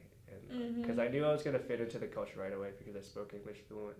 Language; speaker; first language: English; non-native, local second language; Cantonese